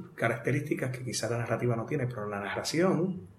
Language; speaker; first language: Spanish; native; Spanish